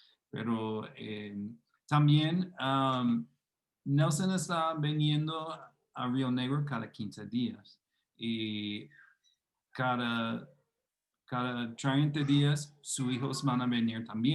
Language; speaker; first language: Spanish; non-native, fluent; English